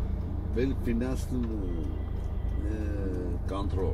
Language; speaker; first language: Russian; non-native, local second language; Armenian